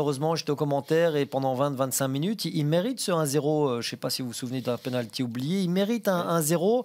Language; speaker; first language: French; native; French